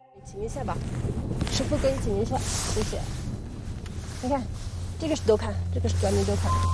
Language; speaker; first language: Chinese; non-native, learner; French